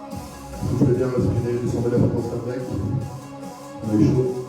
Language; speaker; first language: French; native; French